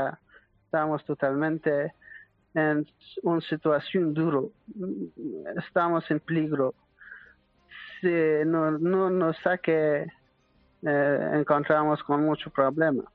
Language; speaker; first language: Spanish; non-native, learner; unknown